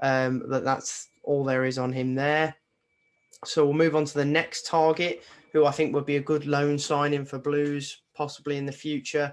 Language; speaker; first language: English; native; English